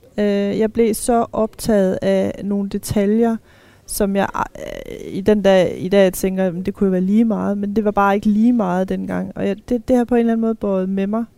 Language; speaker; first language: Danish; native; Danish